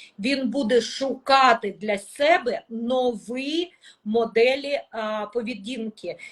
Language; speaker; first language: Ukrainian; non-native, local second language; Russian